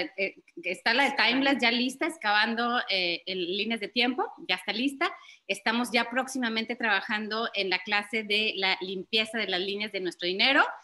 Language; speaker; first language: Spanish; native; Spanish